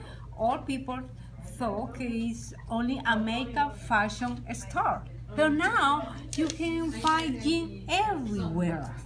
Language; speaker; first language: English; non-native, learner; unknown